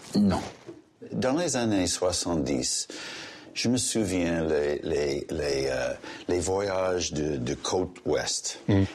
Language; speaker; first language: French; non-native, local second language; English